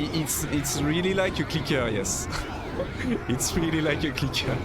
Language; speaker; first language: English; non-native, learner; French